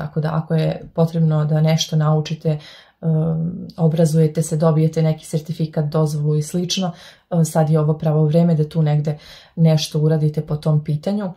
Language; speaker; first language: Serbian; native; Serbian